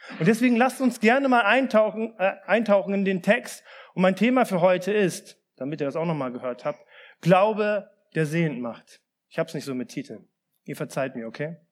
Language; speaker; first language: German; early bilingual, other home language; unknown